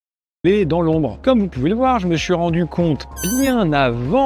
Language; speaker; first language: French; native; French